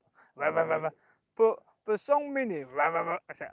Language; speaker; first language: French; non-native, learner; English